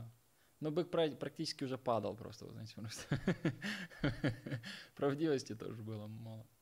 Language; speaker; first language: Russian; native; Russian